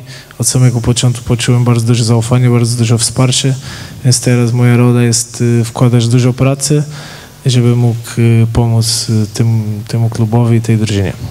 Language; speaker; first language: Polish; non-native, fluent; Portuguese